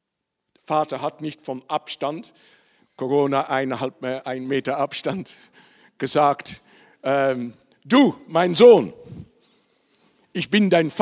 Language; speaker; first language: German; non-native, learner; Dutch